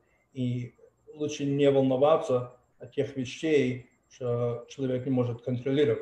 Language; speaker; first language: Russian; early bilingual, heritage; Russian